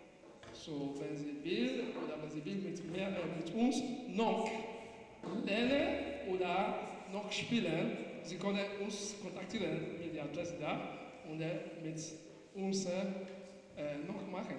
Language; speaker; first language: German; non-native, learner; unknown